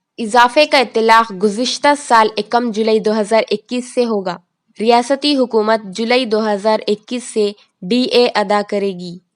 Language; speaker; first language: Urdu; native; Urdu